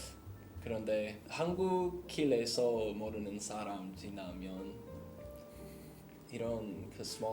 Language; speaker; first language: Korean; non-native, learner; English